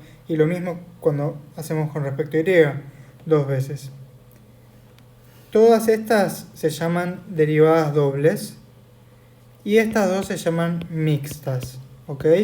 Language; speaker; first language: Spanish; native; Spanish